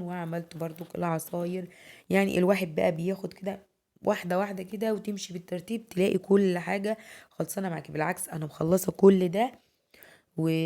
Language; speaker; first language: Arabic; native; Arabic